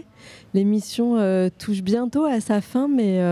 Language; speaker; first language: French; native; French